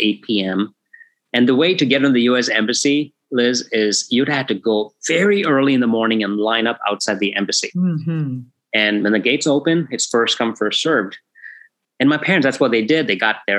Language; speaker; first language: English; non-native, local second language; Tamil